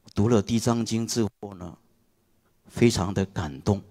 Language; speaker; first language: Chinese; non-native, fluent; Indonesian